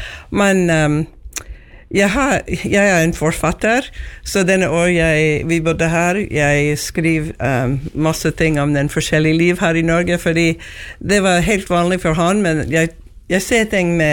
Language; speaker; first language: Norwegian; non-native, learner; English